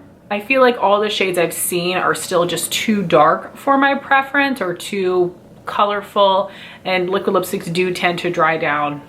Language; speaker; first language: English; native; English